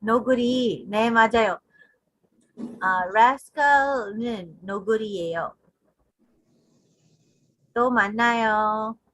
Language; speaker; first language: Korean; non-native, learner; English